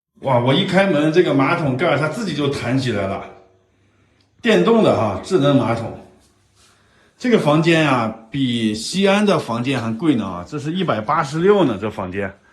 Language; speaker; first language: Chinese; native; Chinese